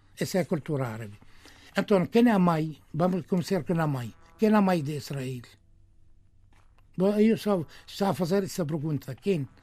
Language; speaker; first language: Portuguese; non-native, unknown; Arabic